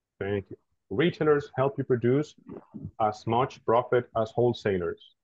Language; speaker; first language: English; non-native, fluent; Spanish